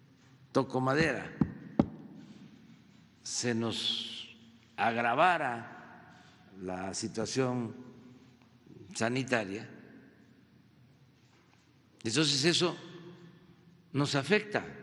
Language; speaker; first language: Spanish; native; Spanish